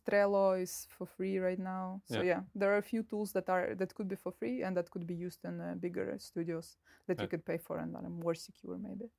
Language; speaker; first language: English; non-native, fluent; Russian